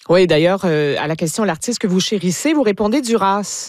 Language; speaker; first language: French; native; French